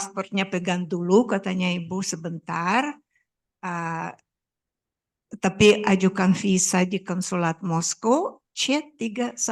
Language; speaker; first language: Indonesian; non-native, fluent; Russian